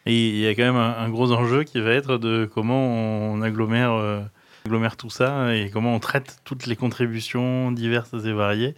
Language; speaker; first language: French; native; French